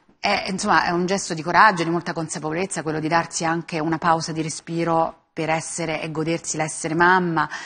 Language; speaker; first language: Italian; native; Italian